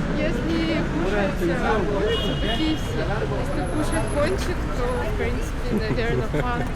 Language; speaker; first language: Russian; native; Russian